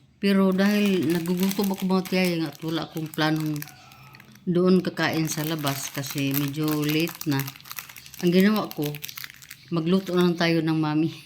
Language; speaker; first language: Filipino; non-native, local second language; Cebuano